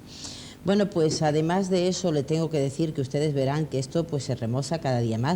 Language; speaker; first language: Spanish; native; Spanish